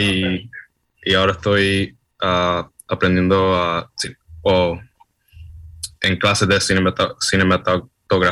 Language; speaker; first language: Spanish; early bilingual, heritage; Spanish